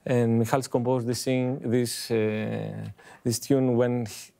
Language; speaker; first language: English; non-native, fluent; Greek